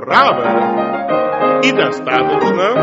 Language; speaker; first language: Russian; native; Russian